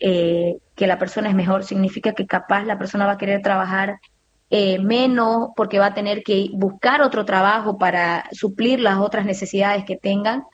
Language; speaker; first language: Spanish; native; Spanish